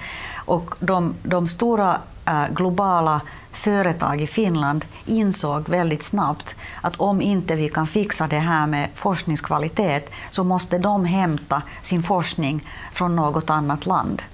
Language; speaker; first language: Swedish; non-native, local second language; Finnish